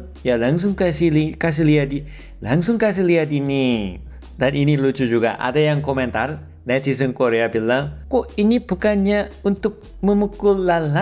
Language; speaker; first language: Indonesian; non-native, fluent; Korean